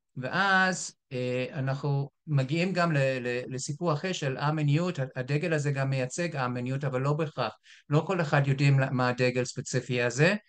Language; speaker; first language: Hebrew; non-native, fluent; English